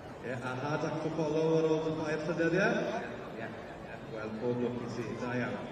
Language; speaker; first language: Welsh; native; Welsh